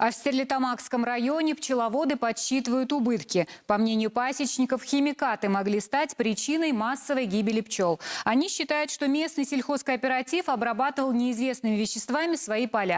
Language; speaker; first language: Russian; native; Russian